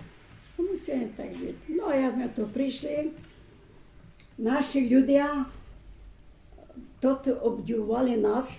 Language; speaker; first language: Slovak; early bilingual, heritage; Slovak